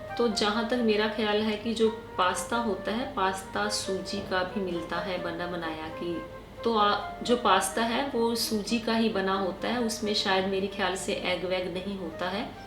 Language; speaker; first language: Hindi; native; Hindi